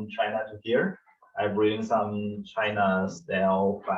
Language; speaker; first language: English; non-native, learner; Chinese